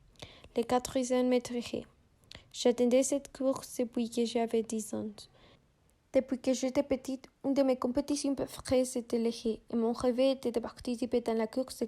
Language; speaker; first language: French; non-native, learner; Spanish